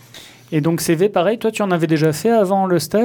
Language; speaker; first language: French; native; French